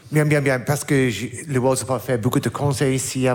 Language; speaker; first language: French; non-native, learner; English